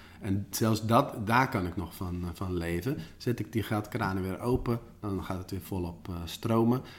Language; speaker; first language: Dutch; native; Dutch